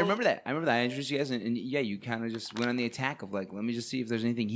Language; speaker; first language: English; native; English